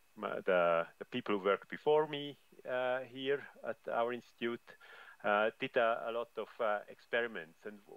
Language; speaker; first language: English; non-native, fluent; German